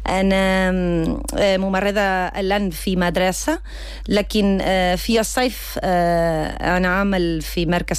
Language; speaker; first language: Arabic; non-native, learner; Spanish